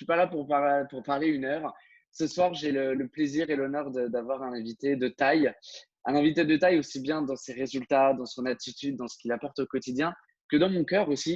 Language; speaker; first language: French; native; French